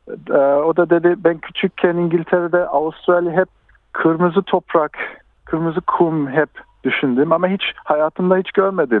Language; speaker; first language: Turkish; early bilingual, heritage; Turkish